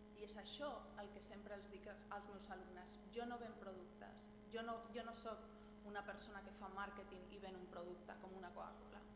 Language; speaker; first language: Catalan; non-native, local second language; Spanish